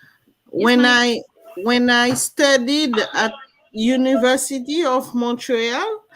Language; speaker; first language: English; non-native, learner; French